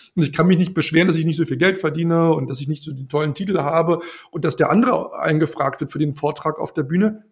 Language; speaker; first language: German; native; German